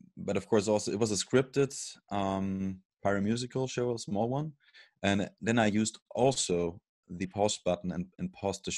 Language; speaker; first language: English; non-native, fluent; German